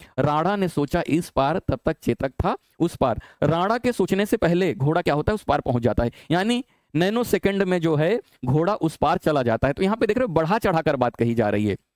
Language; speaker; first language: Hindi; native; Hindi